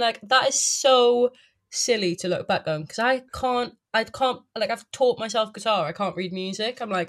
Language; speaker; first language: English; native; English